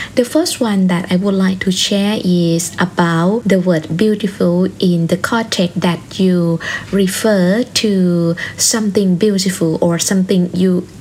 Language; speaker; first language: English; non-native, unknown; Thai